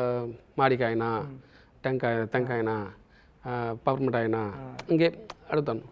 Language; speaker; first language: Telugu; non-native, learner; Tamil